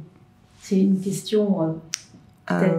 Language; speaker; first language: French; native; French